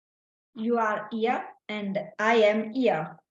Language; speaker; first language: English; non-native, learner; Italian